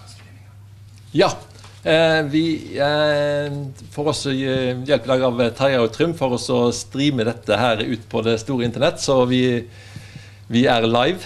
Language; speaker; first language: Norwegian; native; Norwegian